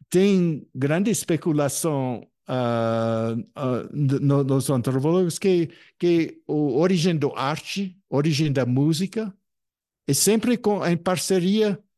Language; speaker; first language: Portuguese; non-native, fluent; English